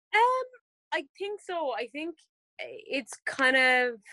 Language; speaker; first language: English; native; English